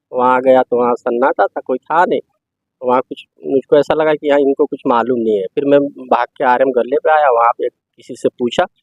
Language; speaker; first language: Hindi; native; Hindi